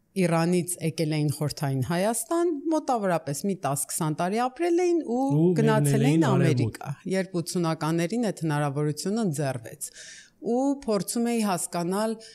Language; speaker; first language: Armenian; early bilingual, heritage; Armenian